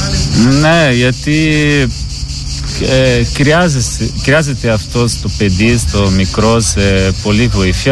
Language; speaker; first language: Greek; non-native, learner; Portuguese